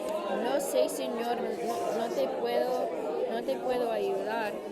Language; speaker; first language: Spanish; non-native, fluent; English